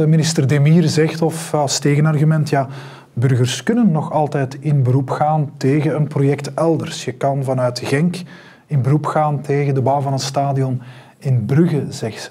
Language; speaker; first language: Dutch; native; Dutch